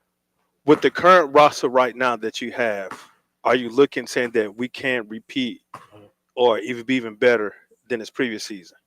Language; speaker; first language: English; native; English